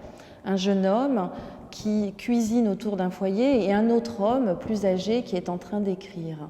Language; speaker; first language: French; native; French